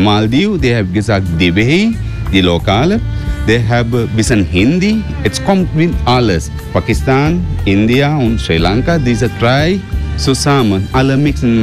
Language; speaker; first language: German; non-native, learner; Sinhala